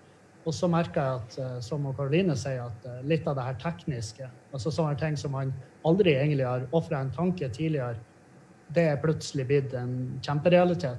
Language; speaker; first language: Norwegian; native; Norwegian